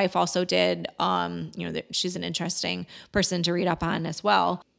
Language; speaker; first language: English; native; English